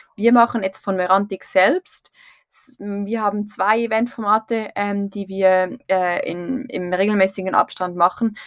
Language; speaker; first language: German; native; German